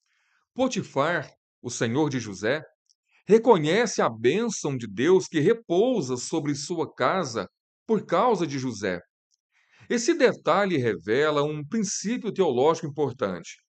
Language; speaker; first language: Portuguese; native; Portuguese